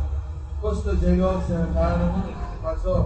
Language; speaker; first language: Spanish; non-native, learner; Bangla